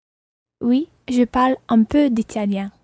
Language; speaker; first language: French; non-native, learner; English